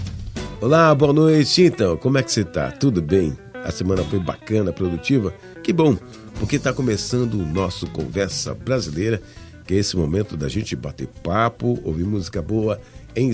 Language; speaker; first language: Portuguese; native; Portuguese